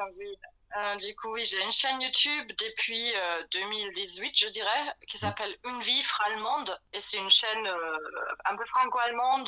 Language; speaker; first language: French; non-native, fluent; German